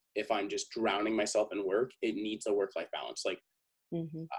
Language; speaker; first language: English; native; English